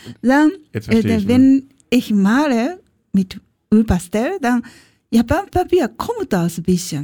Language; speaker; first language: German; non-native, learner; Japanese